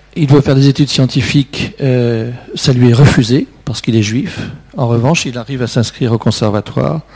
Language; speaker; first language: French; native; French